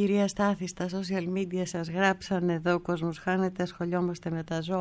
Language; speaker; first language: Greek; native; Greek